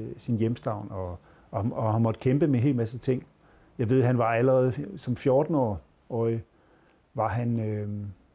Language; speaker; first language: Danish; native; Danish